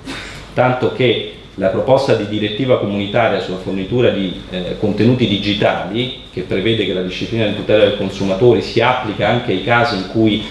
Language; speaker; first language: Italian; native; Italian